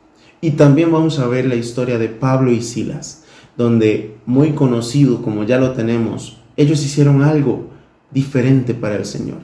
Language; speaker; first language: Spanish; native; Spanish